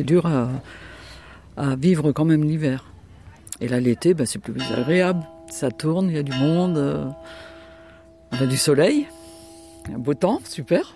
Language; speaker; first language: French; native; French